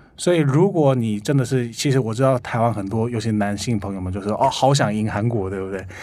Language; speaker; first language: Chinese; non-native, fluent; Korean